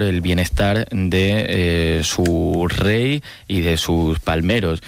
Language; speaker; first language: Spanish; native; Spanish